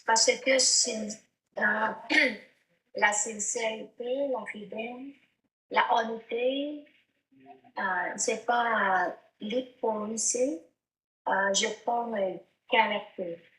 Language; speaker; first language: French; non-native, learner; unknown